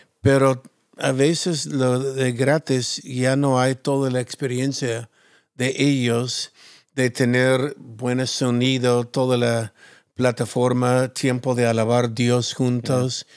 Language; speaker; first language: Spanish; non-native, fluent; English